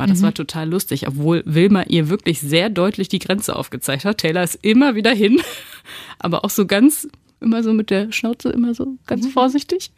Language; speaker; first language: German; native; German